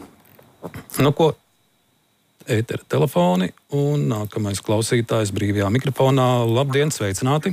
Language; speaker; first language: Latvian; native; Latvian